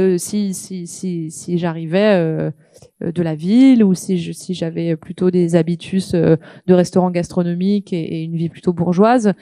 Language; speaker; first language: French; native; French